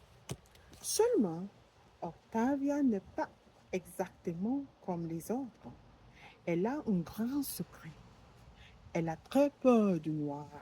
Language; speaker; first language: French; non-native, learner; English